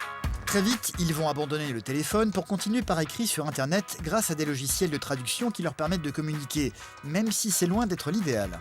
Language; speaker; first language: French; native; French